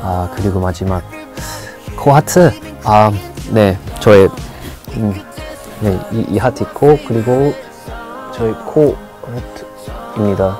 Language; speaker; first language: Korean; non-native, fluent; English